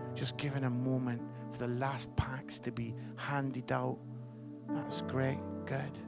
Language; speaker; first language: English; native; English